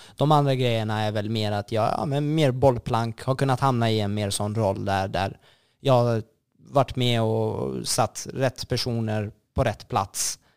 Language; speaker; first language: Swedish; native; Swedish